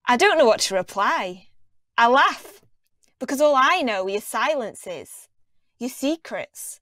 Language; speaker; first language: English; native; English